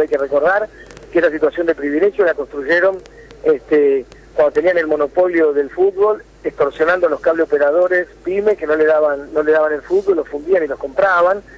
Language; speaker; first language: Spanish; native; Spanish